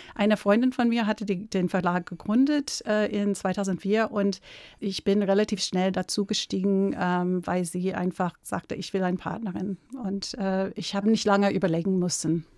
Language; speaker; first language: German; non-native, fluent; English